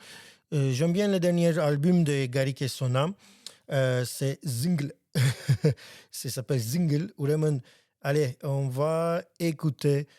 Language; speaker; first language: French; non-native, learner; Armenian